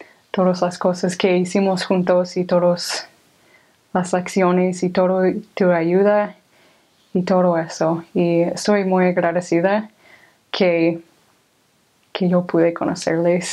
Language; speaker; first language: Spanish; non-native, fluent; English